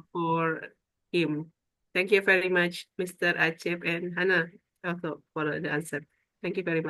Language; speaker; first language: English; non-native, learner; Indonesian